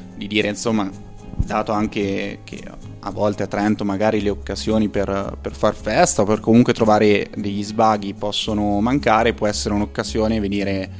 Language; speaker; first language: Italian; native; Italian